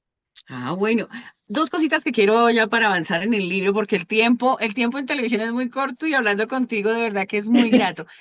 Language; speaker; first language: Spanish; native; Spanish